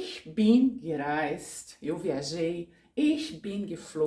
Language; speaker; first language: German; non-native, fluent; Portuguese